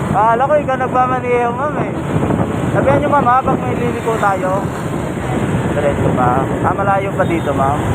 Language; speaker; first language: Filipino; non-native, local second language; Cebuano